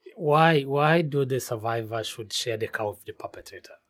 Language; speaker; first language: English; non-native, local second language; Kinyarwanda